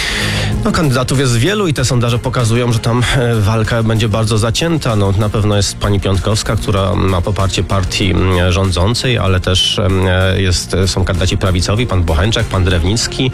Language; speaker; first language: Polish; native; Polish